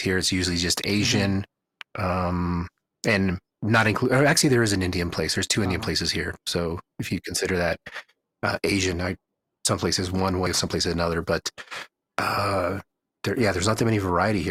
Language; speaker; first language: English; native; English